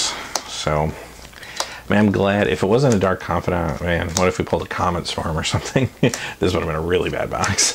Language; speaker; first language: English; native; English